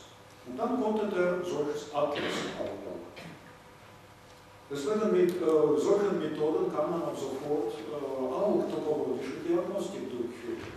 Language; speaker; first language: German; non-native, fluent; Russian